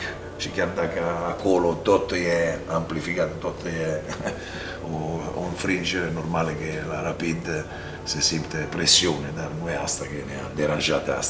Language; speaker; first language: Romanian; non-native, fluent; Italian